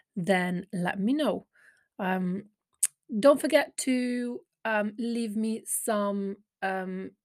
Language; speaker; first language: English; non-native, fluent; Italian